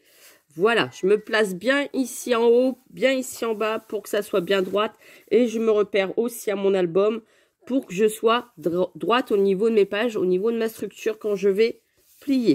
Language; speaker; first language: French; native; French